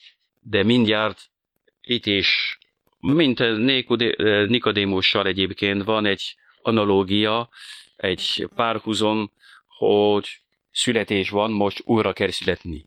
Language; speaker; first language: Hungarian; non-native, fluent; French